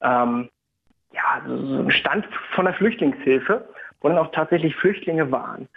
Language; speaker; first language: German; native; German